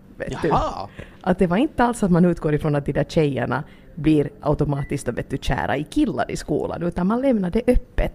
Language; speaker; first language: Swedish; native; Swedish